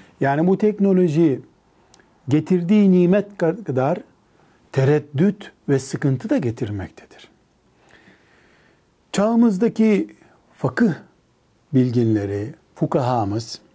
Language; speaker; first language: Turkish; native; Turkish